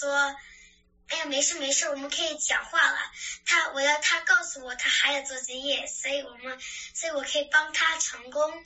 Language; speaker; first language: Chinese; early bilingual, heritage; English